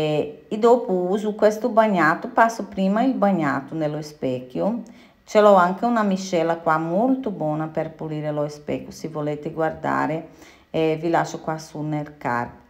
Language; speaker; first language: Italian; non-native, fluent; Portuguese